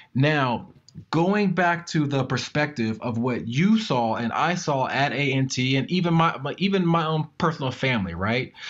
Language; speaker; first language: English; native; English